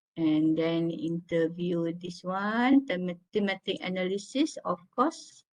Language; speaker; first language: English; non-native, local second language; Malay